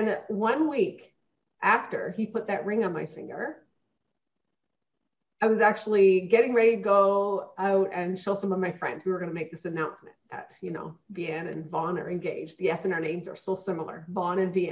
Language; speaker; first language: English; native; English